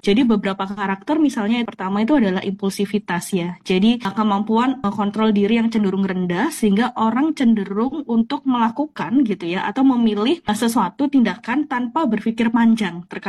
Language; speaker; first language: Indonesian; native; Indonesian